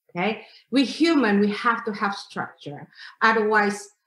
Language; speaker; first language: English; non-native, fluent; Indonesian